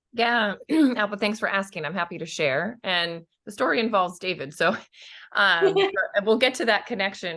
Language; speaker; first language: English; native; English